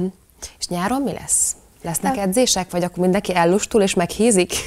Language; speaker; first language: Hungarian; native; Hungarian